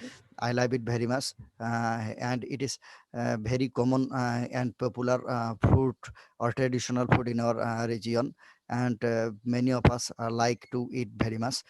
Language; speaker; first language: English; non-native, local second language; Bangla